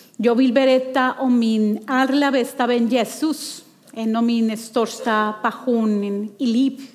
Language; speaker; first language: Swedish; non-native, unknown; Spanish